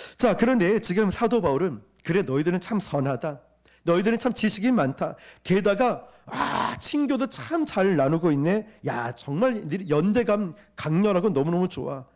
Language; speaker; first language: Korean; native; Korean